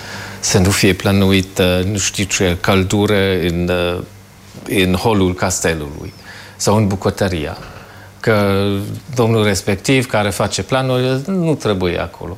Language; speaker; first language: Romanian; non-native, fluent; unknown